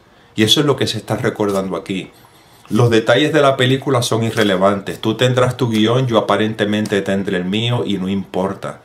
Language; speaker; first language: Spanish; native; Spanish